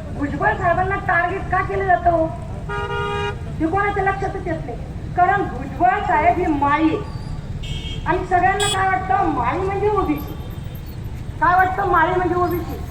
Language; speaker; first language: Marathi; native; Marathi